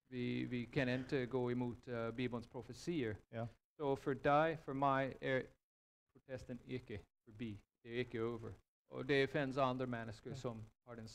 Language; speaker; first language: Swedish; non-native, fluent; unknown